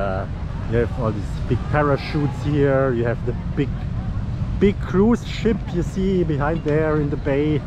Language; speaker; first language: English; non-native, fluent; German